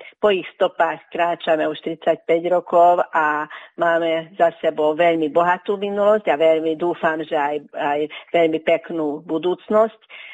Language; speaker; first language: Slovak; early bilingual, heritage; Slovak